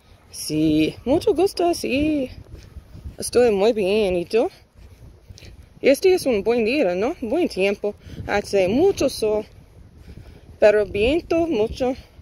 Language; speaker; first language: Spanish; non-native, learner; English